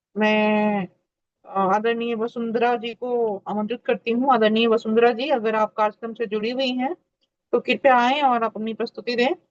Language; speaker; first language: Hindi; native; Hindi